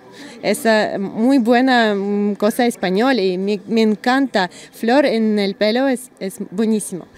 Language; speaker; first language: Spanish; non-native, learner; Russian